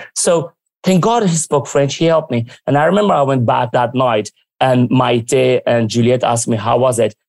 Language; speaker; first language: English; early bilingual, other home language; Armenian